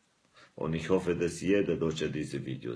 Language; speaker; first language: German; non-native, fluent; Kurdish